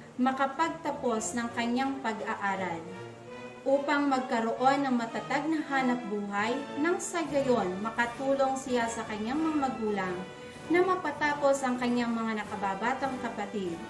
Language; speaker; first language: Filipino; native; Filipino